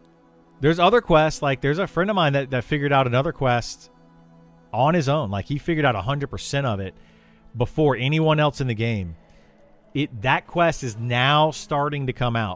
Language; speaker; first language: English; native; English